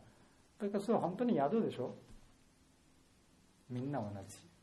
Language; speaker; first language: Japanese; non-native, learner; Bangla